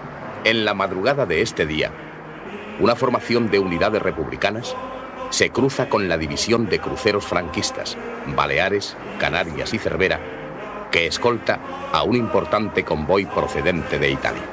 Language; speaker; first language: Spanish; native; Spanish